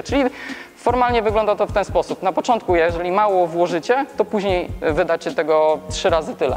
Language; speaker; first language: Polish; native; Polish